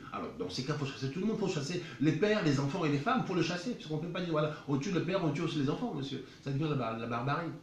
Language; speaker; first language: French; non-native, local second language; Lingala